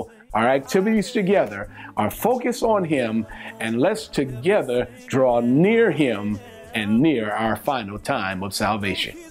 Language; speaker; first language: English; native; English